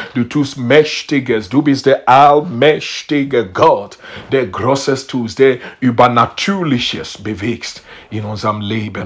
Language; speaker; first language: German; non-native, learner; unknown